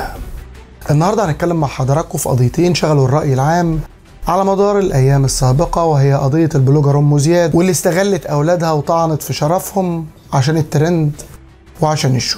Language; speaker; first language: Arabic; native; Arabic